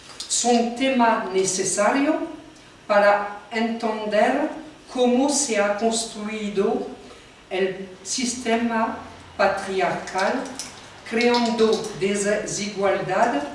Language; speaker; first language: Spanish; non-native, fluent; French